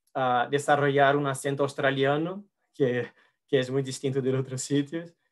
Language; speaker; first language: Spanish; non-native, learner; Portuguese